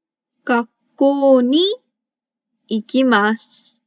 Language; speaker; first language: Japanese; non-native, fluent; English